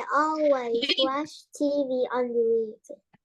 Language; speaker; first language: English; non-native, learner; Vietnamese